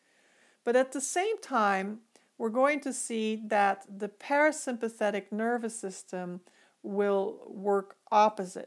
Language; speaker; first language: English; native; English